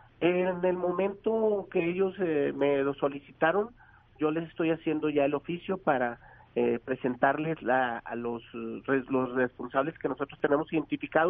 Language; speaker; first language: Spanish; native; Spanish